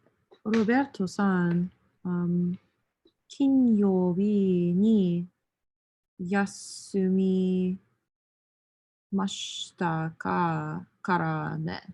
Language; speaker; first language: Japanese; non-native, learner; English